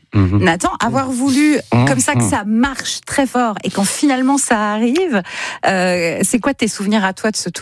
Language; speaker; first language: French; native; French